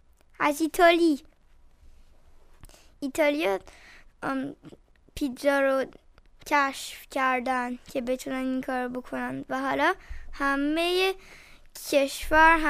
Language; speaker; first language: Persian; early bilingual, heritage; Persian